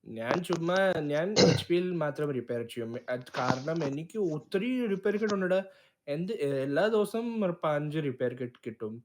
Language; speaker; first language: Malayalam; early bilingual, heritage; Malayalam